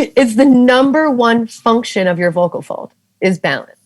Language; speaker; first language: English; native; English